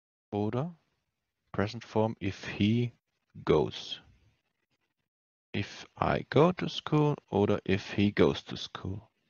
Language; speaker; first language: English; non-native, fluent; German